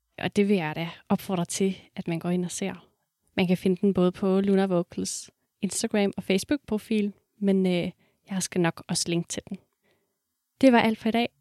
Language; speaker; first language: Danish; native; Danish